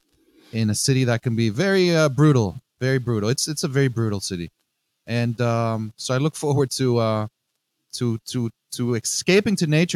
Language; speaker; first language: English; non-native, fluent; Greek